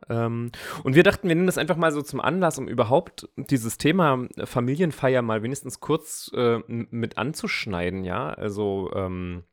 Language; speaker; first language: German; non-native, fluent; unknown